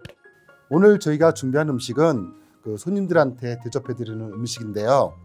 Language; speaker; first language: Korean; native; Korean